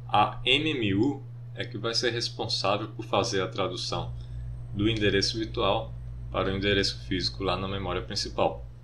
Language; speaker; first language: Portuguese; native; Portuguese